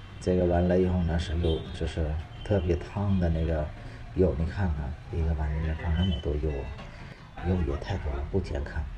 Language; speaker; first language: Chinese; non-native, fluent; Hindi